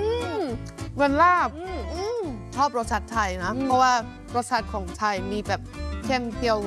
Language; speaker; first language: Thai; non-native, fluent; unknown